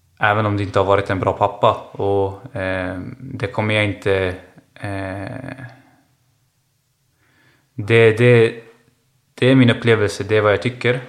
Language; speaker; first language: Swedish; early bilingual, other home language; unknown